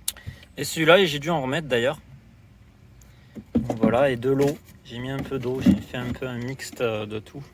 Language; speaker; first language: French; native; French